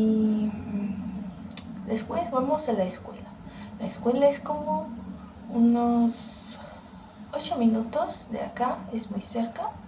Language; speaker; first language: Spanish; non-native, learner; Portuguese